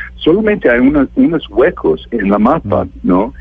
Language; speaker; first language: Spanish; non-native, fluent; English